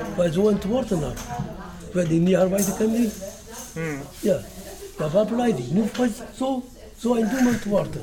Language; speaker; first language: German; non-native, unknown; Portuguese